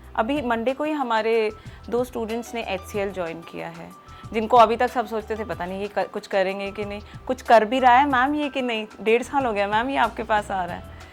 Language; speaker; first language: Hindi; native; Hindi